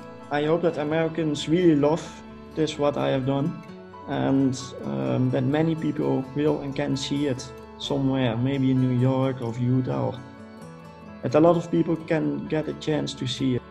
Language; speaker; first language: English; non-native, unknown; Dutch